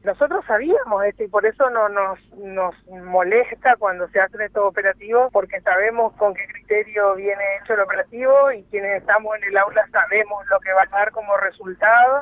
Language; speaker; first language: Spanish; native; Spanish